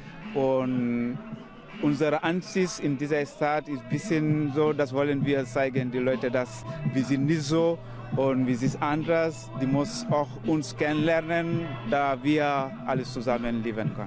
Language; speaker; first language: German; non-native, learner; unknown